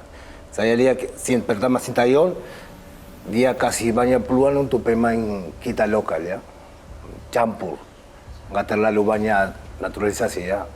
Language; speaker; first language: Indonesian; non-native, fluent; Spanish